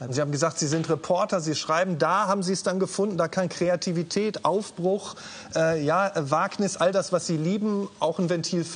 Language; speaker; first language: German; native; German